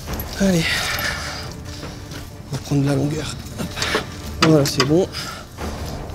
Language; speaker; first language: French; native; French